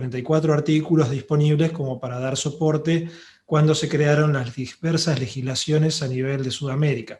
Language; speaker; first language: Spanish; native; Spanish